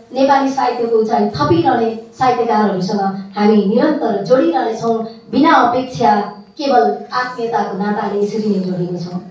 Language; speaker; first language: Nepali; native; Nepali